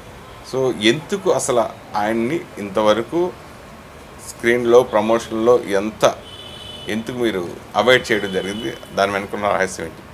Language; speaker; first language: Telugu; native; Telugu